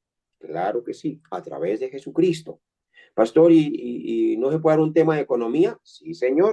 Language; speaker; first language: Spanish; native; Spanish